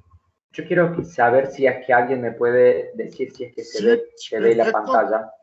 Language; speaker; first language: Spanish; native; Spanish